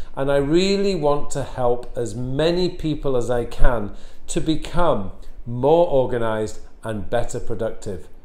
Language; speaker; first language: English; native; English